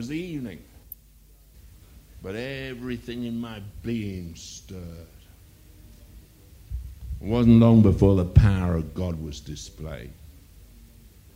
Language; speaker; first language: English; native; English